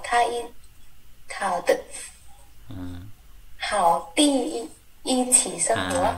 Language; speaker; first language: Chinese; non-native, learner; Vietnamese